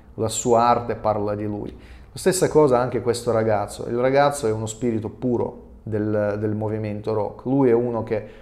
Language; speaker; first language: Italian; non-native, fluent; Russian